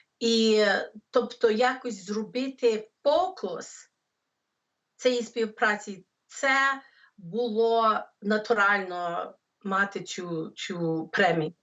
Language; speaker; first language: Ukrainian; early bilingual, heritage; English